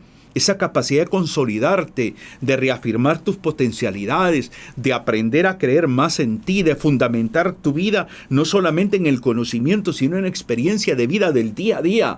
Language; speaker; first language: Spanish; native; Spanish